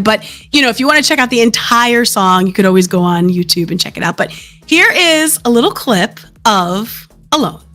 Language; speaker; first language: English; native; English